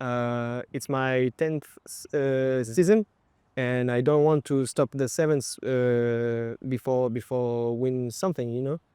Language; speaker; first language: English; non-native, fluent; French